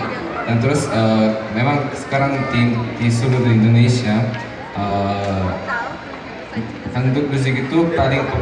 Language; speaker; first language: Indonesian; non-native, fluent; Korean